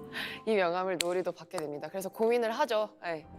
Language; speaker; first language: Korean; native; Korean